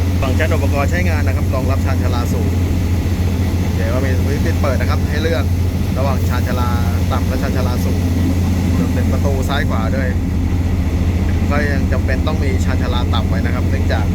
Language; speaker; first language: Thai; native; Thai